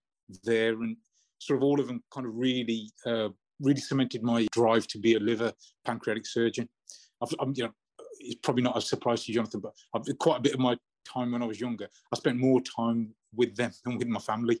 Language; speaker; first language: English; native; English